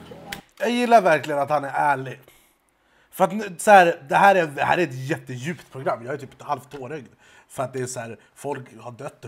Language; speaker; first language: Swedish; native; Swedish